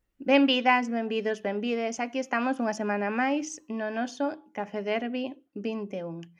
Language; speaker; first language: Galician; native; Galician